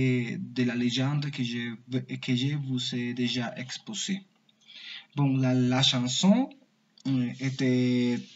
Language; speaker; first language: French; non-native, learner; Spanish